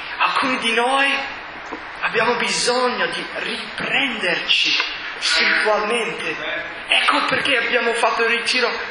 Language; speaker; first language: Italian; non-native, fluent; English